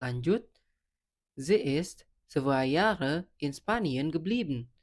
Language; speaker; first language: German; non-native, fluent; Indonesian